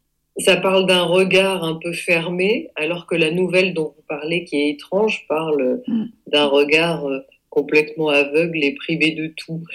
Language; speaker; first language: French; native; French